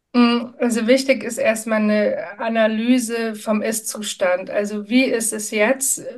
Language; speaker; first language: German; native; German